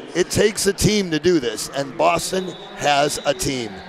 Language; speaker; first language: English; native; English